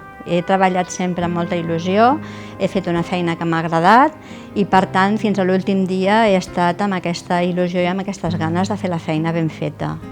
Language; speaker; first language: Catalan; native; Catalan